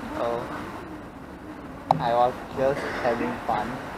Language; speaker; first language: English; non-native, local second language; Chinese